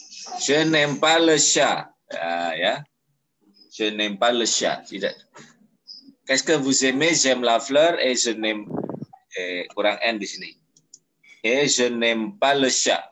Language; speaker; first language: French; non-native, fluent; Indonesian